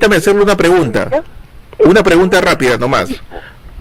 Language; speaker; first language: Spanish; native; Spanish